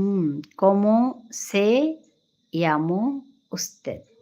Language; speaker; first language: Spanish; non-native, learner; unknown